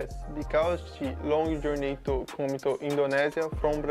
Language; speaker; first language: English; non-native, learner; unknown